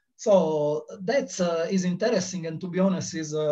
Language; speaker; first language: English; non-native, learner; Italian